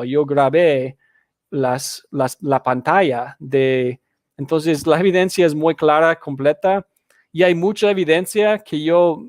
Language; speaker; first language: Spanish; non-native, fluent; English